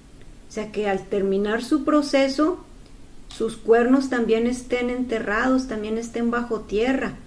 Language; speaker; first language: Spanish; native; Spanish